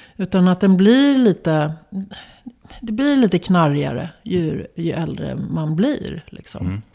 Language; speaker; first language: Swedish; native; Swedish